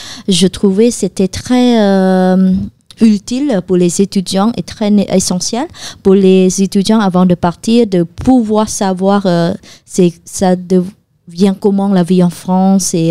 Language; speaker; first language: French; non-native, fluent; Khmer